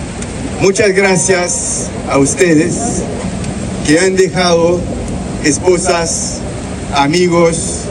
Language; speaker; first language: Spanish; non-native, fluent; French